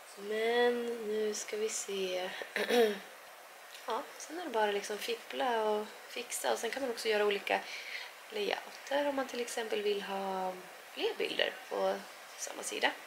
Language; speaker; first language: Swedish; native; Swedish